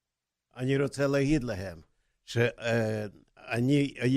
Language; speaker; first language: Hebrew; non-native, fluent; Russian